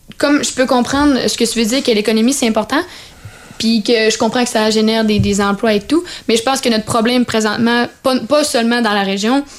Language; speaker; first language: French; native; French